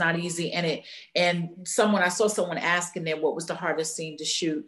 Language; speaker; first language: English; native; English